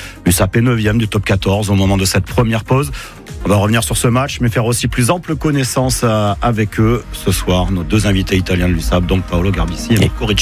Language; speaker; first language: French; native; French